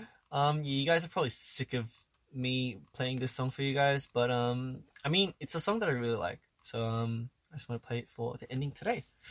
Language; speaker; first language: English; early bilingual, other home language; Korean